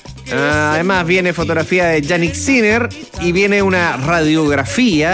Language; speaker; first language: Spanish; native; Spanish